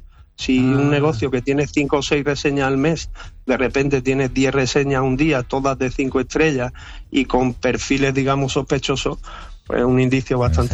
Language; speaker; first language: Spanish; native; Spanish